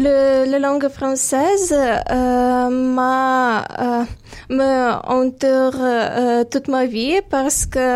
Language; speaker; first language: French; non-native, fluent; Ukrainian